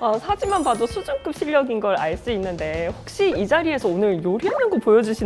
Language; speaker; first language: Korean; native; Korean